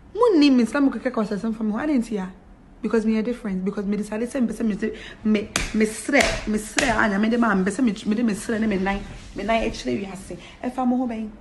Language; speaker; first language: English; native; English